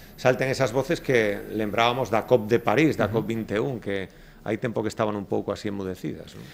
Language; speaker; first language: Galician; native; Galician